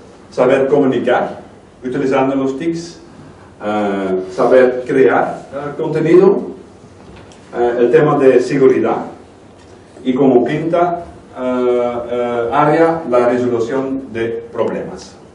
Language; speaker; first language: Spanish; non-native, fluent; Dutch